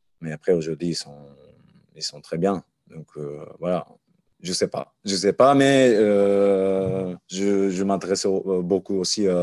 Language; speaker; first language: French; non-native, learner; Japanese